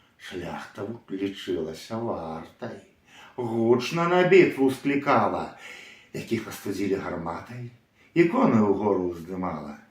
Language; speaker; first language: Belarusian; native; Belarusian